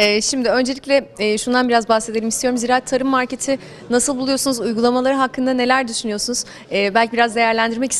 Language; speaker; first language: Turkish; native; Turkish